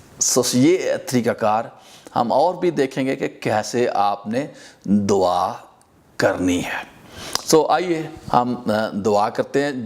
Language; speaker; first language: Urdu; non-native, local second language; Punjabi